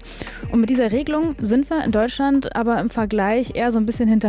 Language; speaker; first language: German; native; German